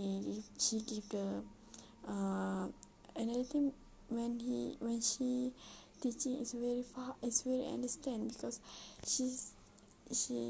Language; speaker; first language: English; non-native, learner; Malay